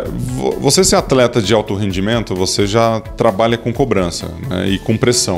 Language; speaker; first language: Portuguese; native; Portuguese